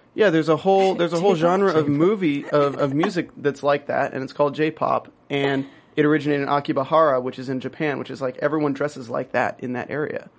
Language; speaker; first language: English; native; English